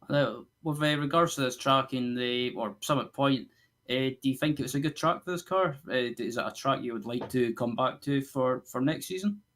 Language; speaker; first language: English; native; English